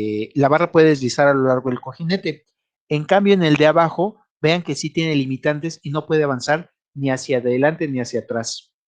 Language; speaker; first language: Spanish; native; Spanish